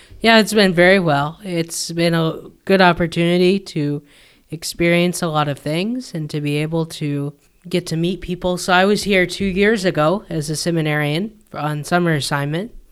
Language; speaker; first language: English; native; English